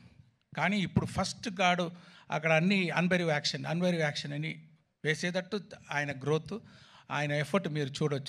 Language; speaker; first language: Telugu; non-native, learner; Tamil